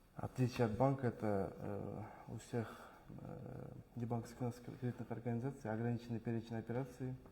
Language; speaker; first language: Russian; non-native, local second language; Kyrgyz